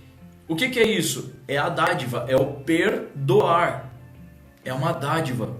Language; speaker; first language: Portuguese; native; Portuguese